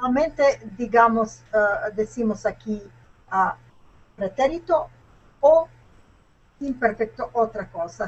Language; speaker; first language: Spanish; non-native, fluent; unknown